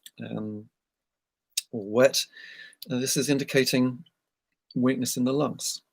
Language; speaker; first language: English; native; English